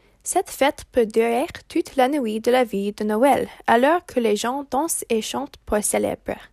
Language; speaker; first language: French; non-native, learner; English